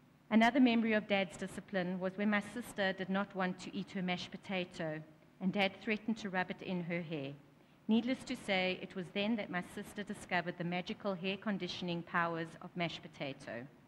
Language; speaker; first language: English; native; English